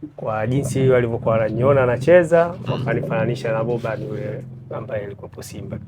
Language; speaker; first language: Swahili; native; Swahili